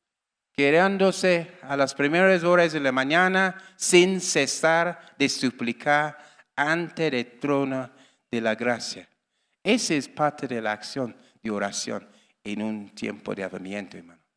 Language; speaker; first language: Spanish; non-native, learner; English